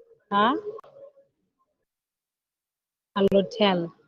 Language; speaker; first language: French; non-native, learner; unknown